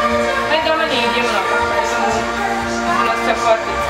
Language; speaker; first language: Russian; early bilingual, heritage; Russian